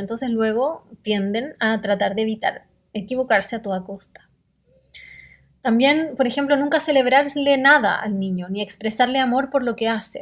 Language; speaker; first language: Spanish; native; Spanish